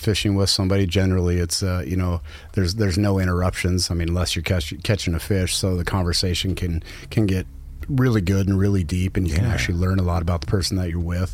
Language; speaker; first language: English; native; English